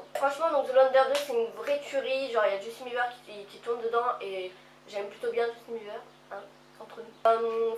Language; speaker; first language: French; native; French